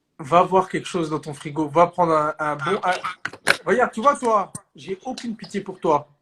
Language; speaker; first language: French; native; French